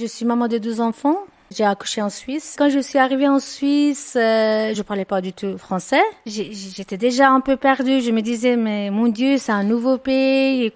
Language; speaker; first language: French; non-native, fluent; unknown